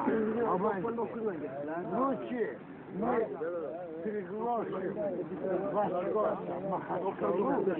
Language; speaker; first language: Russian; non-native, local second language; Azerbaijani